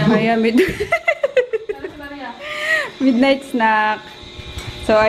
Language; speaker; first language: Filipino; native; Filipino